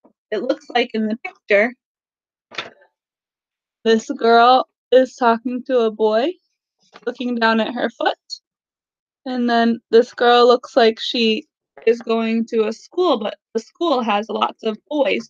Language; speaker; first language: English; native; English